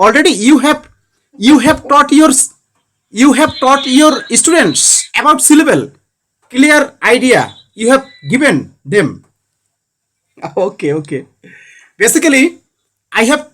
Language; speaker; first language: English; non-native, learner; Bangla